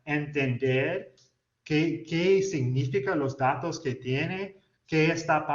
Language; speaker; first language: Spanish; non-native, fluent; English